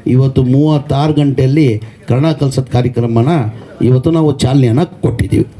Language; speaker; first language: Kannada; non-native, local second language; Urdu